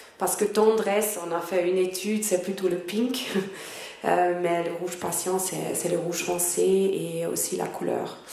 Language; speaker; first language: French; non-native, fluent; German